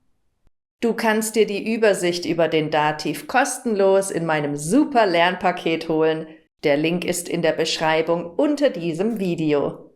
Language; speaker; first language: German; native; German